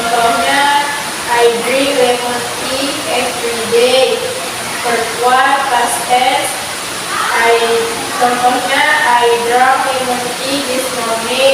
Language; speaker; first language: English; non-native, learner; Indonesian